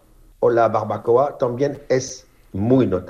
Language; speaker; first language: Spanish; non-native, learner; French